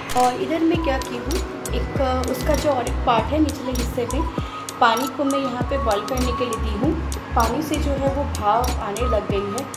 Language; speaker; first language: Hindi; non-native, local second language; Bangla